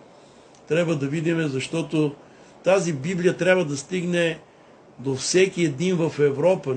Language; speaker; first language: Bulgarian; non-native, local second language; Romany